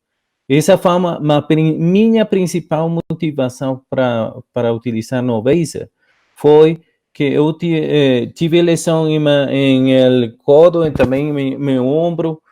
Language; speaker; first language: Portuguese; non-native, fluent; Spanish